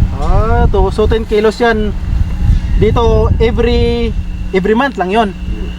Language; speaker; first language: Filipino; non-native, local second language; Hiligaynon